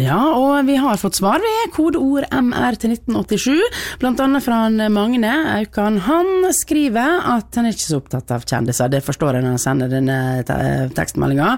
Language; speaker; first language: Norwegian; native; Norwegian